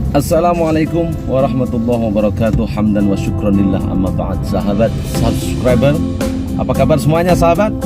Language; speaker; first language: Indonesian; native; Indonesian